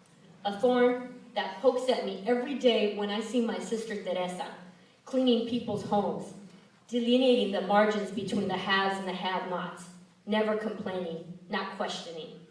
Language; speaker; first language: English; early bilingual, other home language; Spanish